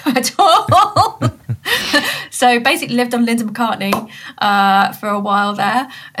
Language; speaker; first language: English; native; English